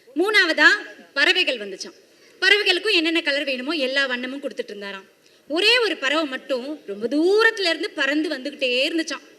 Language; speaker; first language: Tamil; native; Tamil